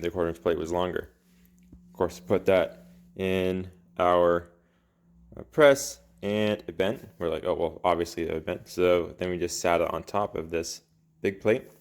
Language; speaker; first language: English; native; English